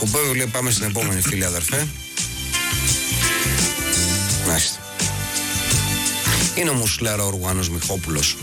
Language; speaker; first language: Greek; native; Greek